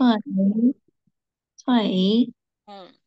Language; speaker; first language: Chinese; non-native, learner; Vietnamese